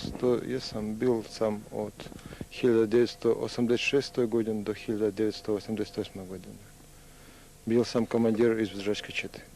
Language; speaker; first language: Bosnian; non-native, learner; Russian